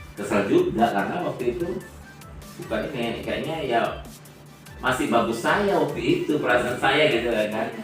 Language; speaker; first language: Indonesian; native; Indonesian